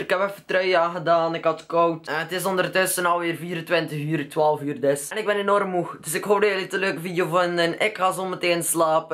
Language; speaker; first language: Dutch; native; Dutch